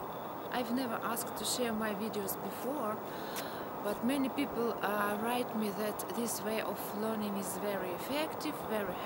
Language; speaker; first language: English; non-native, fluent; Russian